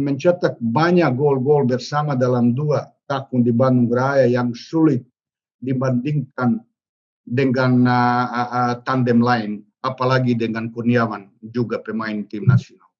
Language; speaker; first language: Indonesian; non-native, learner; Serbian